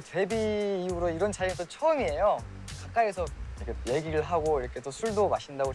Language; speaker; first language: Korean; native; Korean